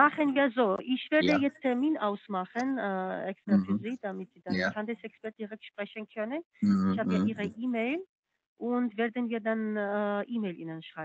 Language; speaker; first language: German; non-native, fluent; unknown